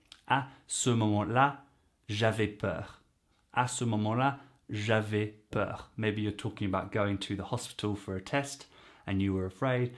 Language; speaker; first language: English; native; English